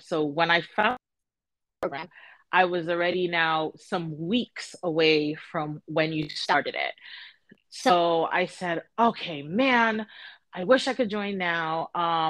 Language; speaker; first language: English; native; English